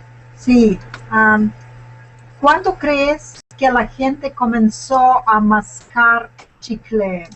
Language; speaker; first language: Spanish; non-native, learner; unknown